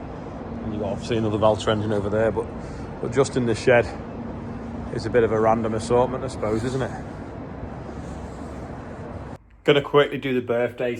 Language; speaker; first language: English; native; English